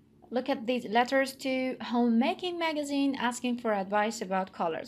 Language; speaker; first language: English; non-native, fluent; Persian